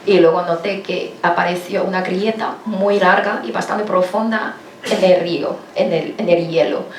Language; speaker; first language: Spanish; non-native, fluent; Chinese